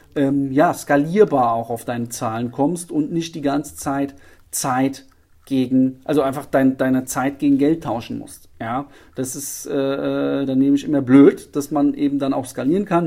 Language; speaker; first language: German; native; German